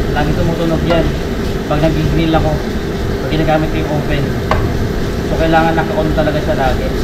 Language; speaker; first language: Filipino; non-native, local second language; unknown